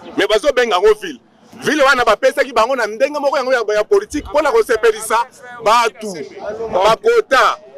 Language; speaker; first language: Lingala; non-native, local second language; Luba-Lulua